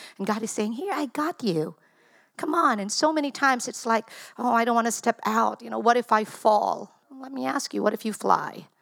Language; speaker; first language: English; non-native, local second language; Filipino